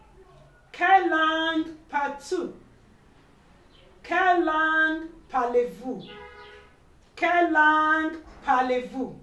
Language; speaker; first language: French; non-native, learner; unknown